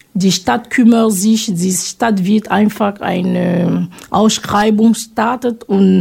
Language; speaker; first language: German; non-native, fluent; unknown